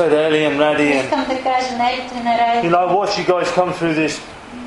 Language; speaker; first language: English; native; English